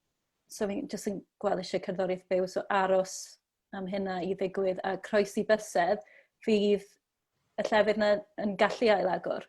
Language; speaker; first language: Welsh; native; Welsh